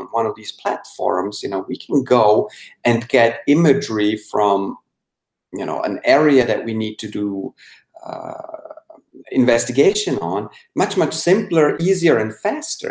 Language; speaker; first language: English; non-native, fluent; Swiss German